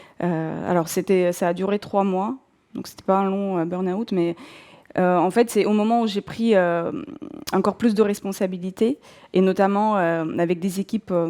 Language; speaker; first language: French; non-native, fluent; Russian